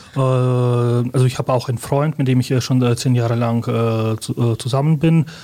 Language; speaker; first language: German; early bilingual, other home language; Russian